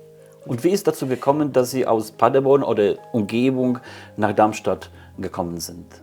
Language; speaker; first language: German; non-native, fluent; Polish